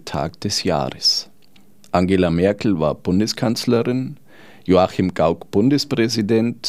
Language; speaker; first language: German; native; German